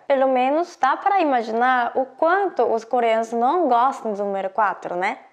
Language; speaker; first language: Portuguese; non-native, fluent; Korean